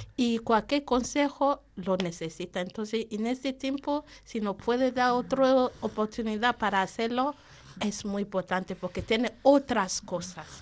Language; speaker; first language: Spanish; non-native, learner; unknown